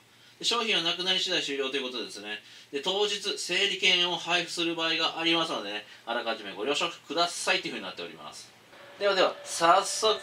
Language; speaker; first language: Japanese; native; Japanese